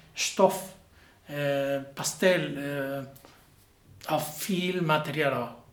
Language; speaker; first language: German; non-native, learner; Spanish